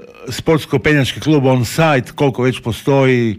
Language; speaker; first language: Croatian; native; Croatian